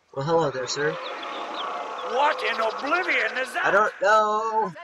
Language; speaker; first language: English; native; English